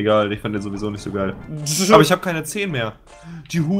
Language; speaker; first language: German; native; German